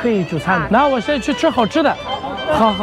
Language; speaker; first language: Chinese; non-native, fluent; Arabic